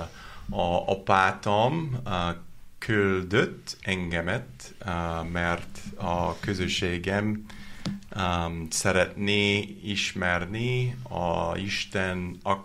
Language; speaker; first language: Hungarian; non-native, learner; English